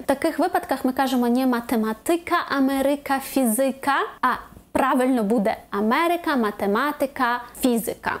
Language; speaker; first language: Ukrainian; native; Ukrainian